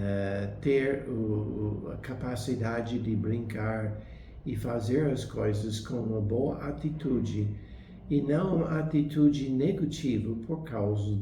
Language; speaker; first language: Portuguese; non-native, fluent; English